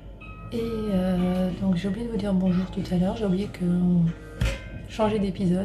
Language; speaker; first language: French; native; French